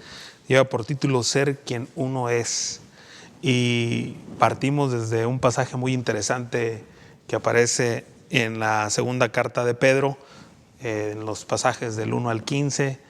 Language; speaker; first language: Spanish; native; Spanish